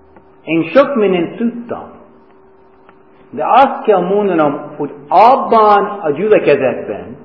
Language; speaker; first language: Hungarian; non-native, fluent; English